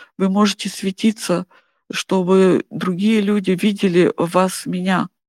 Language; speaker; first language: Russian; non-native, fluent; German